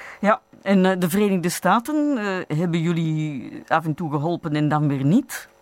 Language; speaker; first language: Dutch; native; Dutch